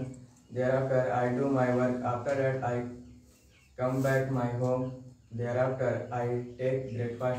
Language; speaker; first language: English; non-native, learner; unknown